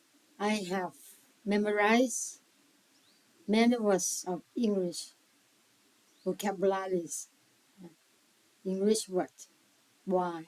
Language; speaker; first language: English; non-native, learner; Thai